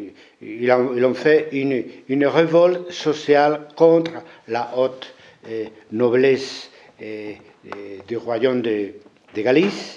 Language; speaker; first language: French; non-native, fluent; Spanish